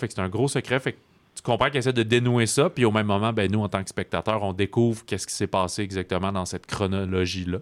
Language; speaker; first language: French; native; French